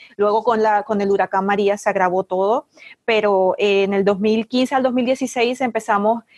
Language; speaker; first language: Spanish; native; Spanish